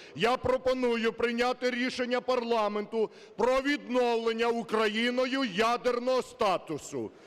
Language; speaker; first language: Ukrainian; native; Ukrainian